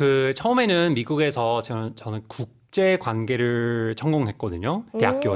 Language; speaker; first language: Korean; non-native, fluent; English